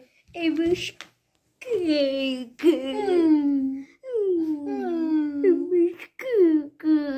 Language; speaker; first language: Dutch; early bilingual, other home language; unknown